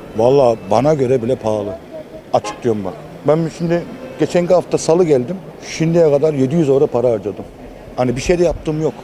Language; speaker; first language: Turkish; early bilingual, heritage; Turkish